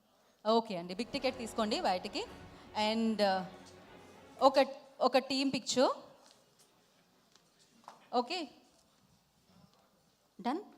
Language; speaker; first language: Telugu; native; Telugu